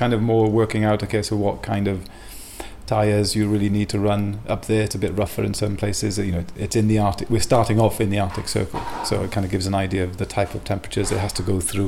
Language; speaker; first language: English; native; English